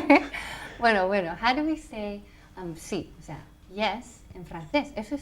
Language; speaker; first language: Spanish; non-native, fluent; English